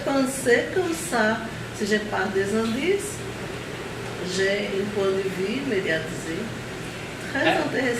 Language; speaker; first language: French; non-native, fluent; Portuguese